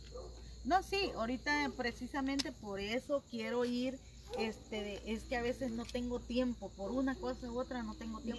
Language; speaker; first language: Spanish; native; Spanish